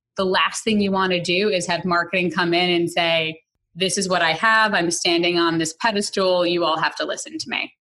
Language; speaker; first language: English; native; English